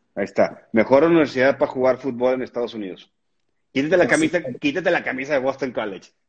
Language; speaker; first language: Spanish; native; Spanish